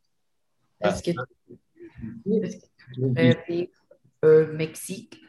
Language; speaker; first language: French; non-native, learner; Spanish